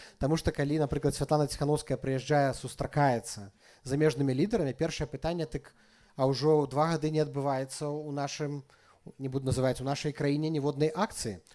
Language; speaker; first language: Belarusian; native; Belarusian